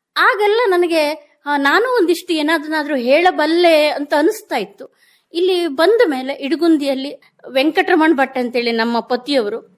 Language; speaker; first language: Kannada; native; Kannada